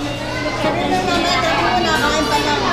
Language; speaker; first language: Filipino; native; Filipino